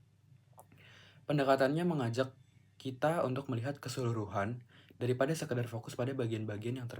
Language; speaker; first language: Indonesian; native; Indonesian